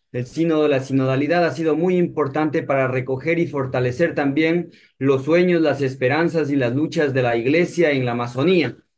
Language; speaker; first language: Spanish; native; Spanish